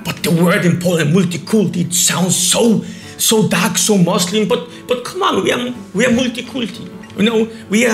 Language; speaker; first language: English; non-native, fluent; Polish